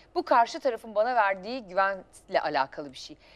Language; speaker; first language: Turkish; native; Turkish